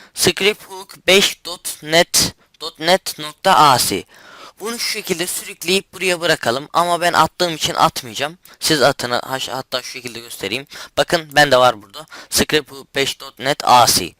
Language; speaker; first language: Turkish; native; Turkish